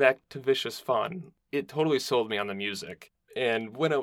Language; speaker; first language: English; native; English